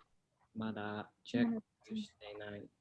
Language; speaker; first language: Japanese; non-native, learner; English